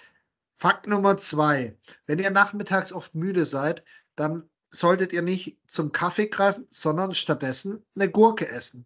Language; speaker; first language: German; native; German